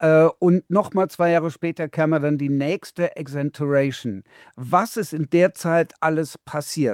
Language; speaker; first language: German; native; German